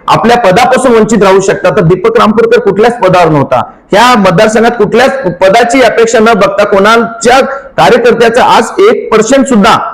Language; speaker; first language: Marathi; native; Marathi